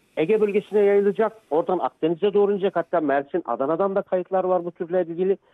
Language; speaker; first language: Turkish; native; Turkish